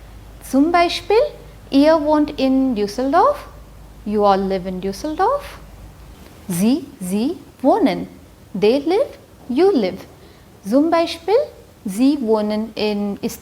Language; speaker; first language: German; non-native, fluent; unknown